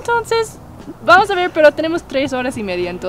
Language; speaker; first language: Spanish; non-native, learner; English